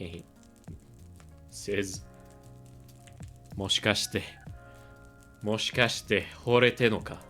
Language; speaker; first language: Japanese; non-native, learner; English